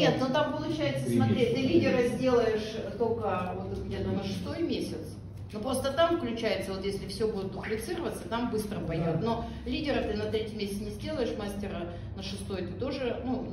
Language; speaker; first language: Russian; native; Russian